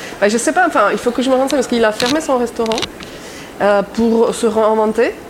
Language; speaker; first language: French; non-native, fluent; Czech